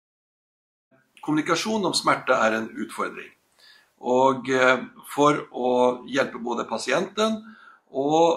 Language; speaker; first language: Norwegian; native; Norwegian